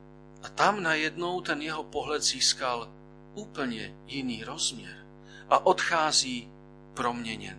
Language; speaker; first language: Czech; native; Czech